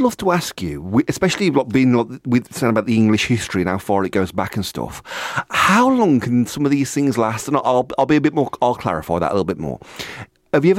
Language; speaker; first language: English; native; English